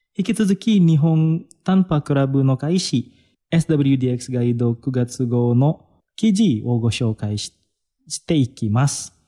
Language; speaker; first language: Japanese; non-native, fluent; Indonesian